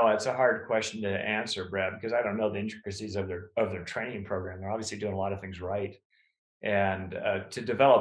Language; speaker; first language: English; native; English